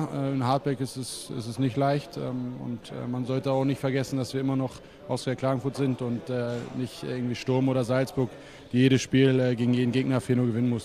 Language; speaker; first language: German; native; German